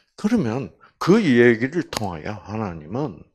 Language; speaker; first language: Korean; native; Korean